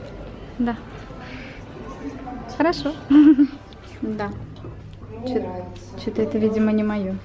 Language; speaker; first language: Russian; native; Russian